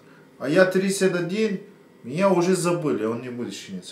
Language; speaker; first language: Russian; non-native, learner; Turkish